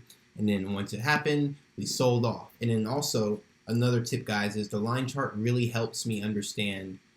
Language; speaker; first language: English; native; English